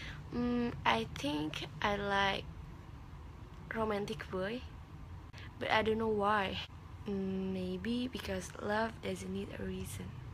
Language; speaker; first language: English; non-native, learner; Indonesian